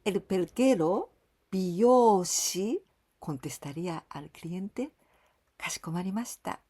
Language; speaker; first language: Spanish; non-native, fluent; Japanese